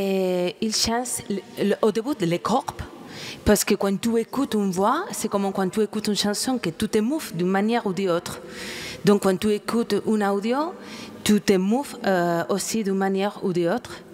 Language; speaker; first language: French; non-native, fluent; Spanish